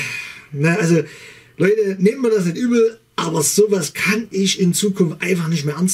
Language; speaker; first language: German; native; German